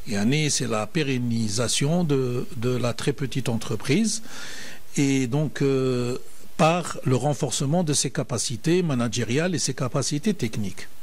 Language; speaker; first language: French; non-native, local second language; Arabic